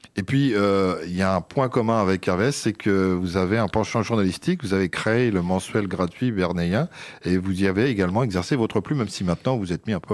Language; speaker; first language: French; native; French